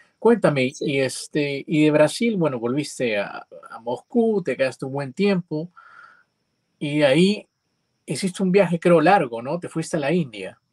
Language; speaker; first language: Spanish; native; Spanish